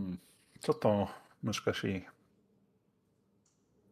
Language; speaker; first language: Japanese; non-native, fluent; Danish